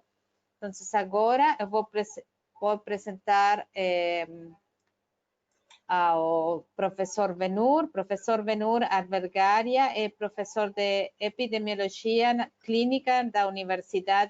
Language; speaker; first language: Portuguese; non-native, fluent; Spanish